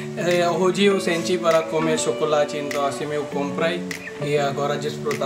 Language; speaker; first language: Portuguese; non-native, learner; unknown